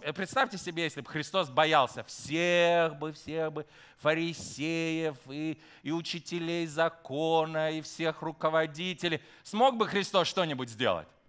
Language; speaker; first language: Russian; native; Russian